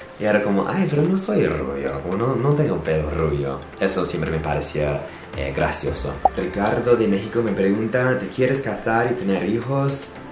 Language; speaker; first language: Spanish; non-native, fluent; English